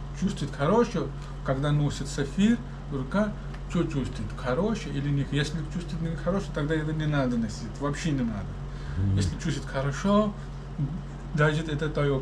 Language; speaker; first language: Russian; non-native, learner; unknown